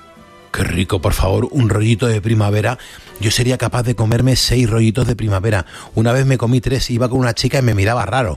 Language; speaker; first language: Spanish; native; Spanish